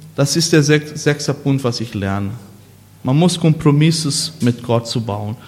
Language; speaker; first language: German; non-native, learner; Portuguese